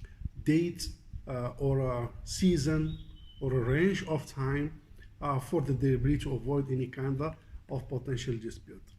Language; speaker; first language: English; non-native, fluent; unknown